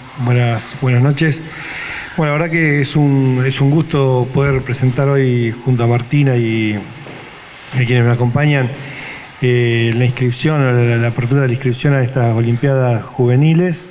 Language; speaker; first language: Spanish; native; Spanish